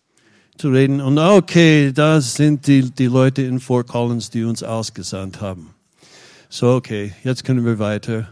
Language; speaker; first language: German; non-native, fluent; English